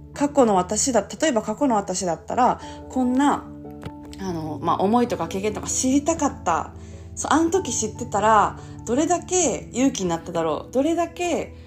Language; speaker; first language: Japanese; native; Japanese